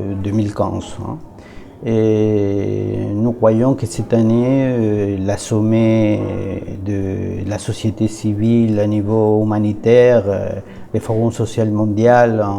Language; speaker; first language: French; non-native, learner; Spanish